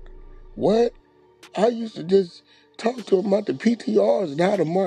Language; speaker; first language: English; native; English